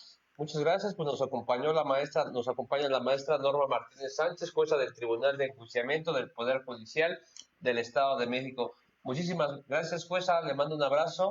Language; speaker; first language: Spanish; native; Spanish